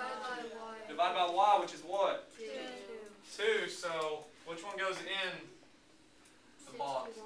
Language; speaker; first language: English; native; English